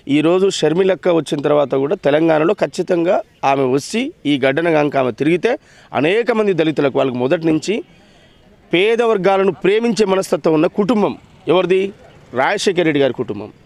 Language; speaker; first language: Telugu; native; Telugu